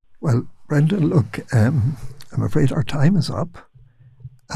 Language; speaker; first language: English; native; English